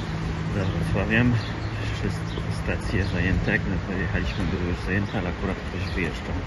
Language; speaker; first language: Polish; native; Polish